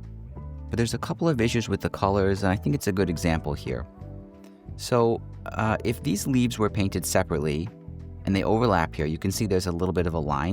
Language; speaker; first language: English; native; English